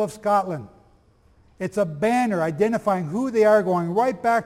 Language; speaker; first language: English; native; English